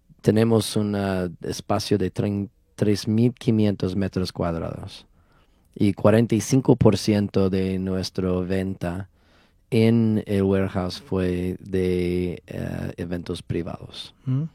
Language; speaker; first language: Spanish; non-native, learner; English